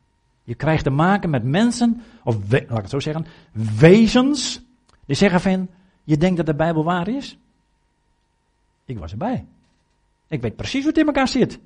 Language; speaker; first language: Dutch; native; Dutch